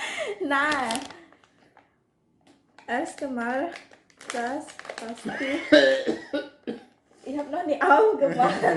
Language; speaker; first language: German; non-native, learner; Indonesian